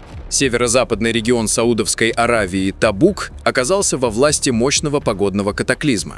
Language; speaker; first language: Russian; native; Russian